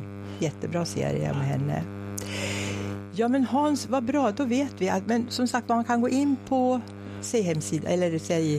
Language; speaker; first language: Swedish; native; Swedish